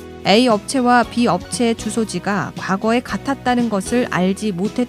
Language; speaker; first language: Korean; native; Korean